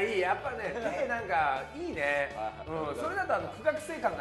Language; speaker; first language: Japanese; native; Japanese